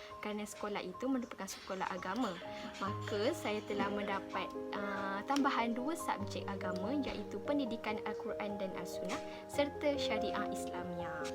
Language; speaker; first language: Malay; native; Malay